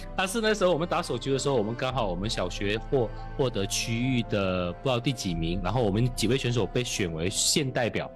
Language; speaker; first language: Chinese; native; Chinese